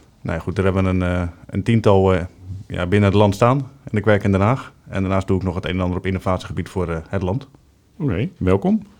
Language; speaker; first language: Dutch; native; Dutch